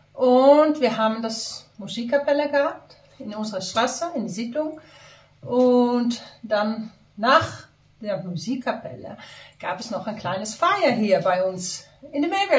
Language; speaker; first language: German; non-native, learner; Dutch